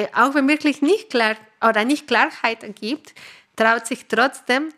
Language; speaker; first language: German; non-native, fluent; Spanish